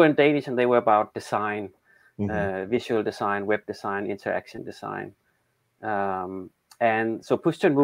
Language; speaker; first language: English; non-native, fluent; Danish